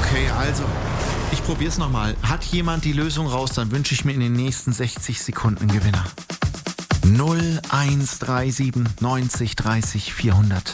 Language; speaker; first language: German; native; German